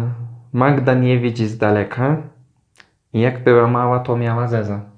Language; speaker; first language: Polish; non-native, learner; Turkish